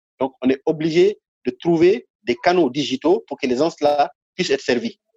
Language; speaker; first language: French; non-native, local second language; Fula